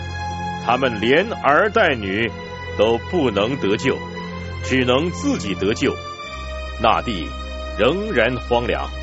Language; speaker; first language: Chinese; native; Chinese